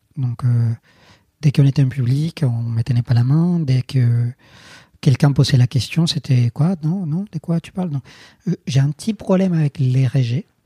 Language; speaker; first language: French; non-native, fluent; Spanish